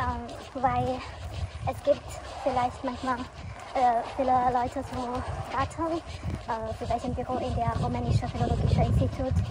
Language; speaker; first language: German; non-native, learner; Chinese